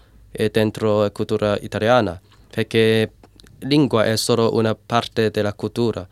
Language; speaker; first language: Italian; non-native, learner; Cantonese